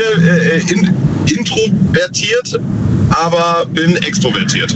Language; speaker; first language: German; native; German